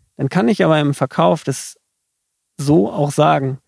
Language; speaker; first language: German; native; German